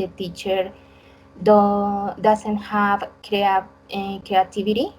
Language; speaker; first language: English; non-native, learner; Spanish